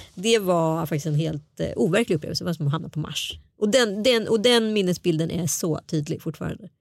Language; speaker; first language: Swedish; early bilingual, other home language; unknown